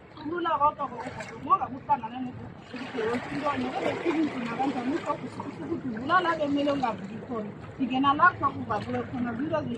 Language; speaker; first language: Zulu; non-native, local second language; Xhosa